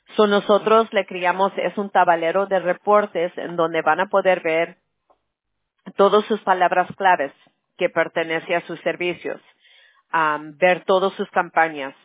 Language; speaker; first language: Spanish; early bilingual, other home language; English